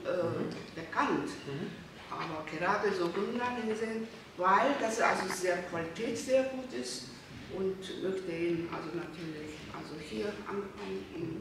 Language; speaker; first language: German; non-native, learner; Korean